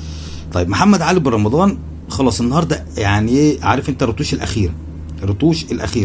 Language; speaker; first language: Arabic; native; Arabic